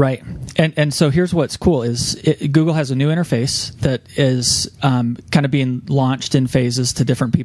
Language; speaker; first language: English; native; English